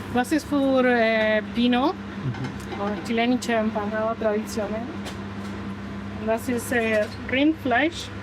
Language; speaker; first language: German; non-native, learner; Spanish